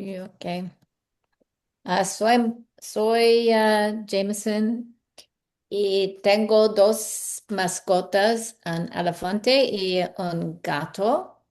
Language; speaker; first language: Spanish; non-native, learner; English